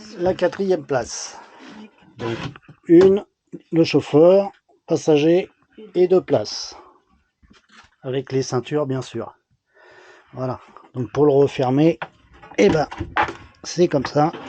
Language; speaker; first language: French; native; French